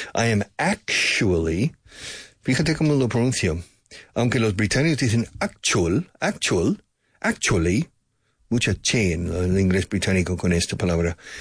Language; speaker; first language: Spanish; non-native, fluent; English